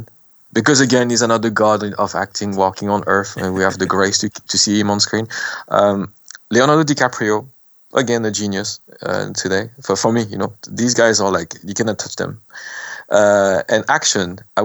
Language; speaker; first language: English; non-native, fluent; French